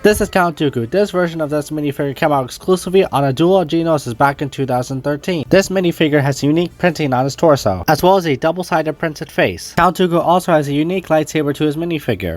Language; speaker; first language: English; native; English